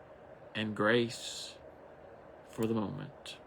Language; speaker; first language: English; native; English